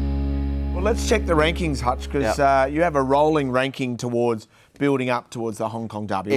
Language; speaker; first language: English; native; English